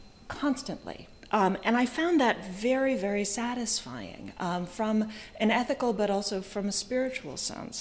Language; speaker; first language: English; native; English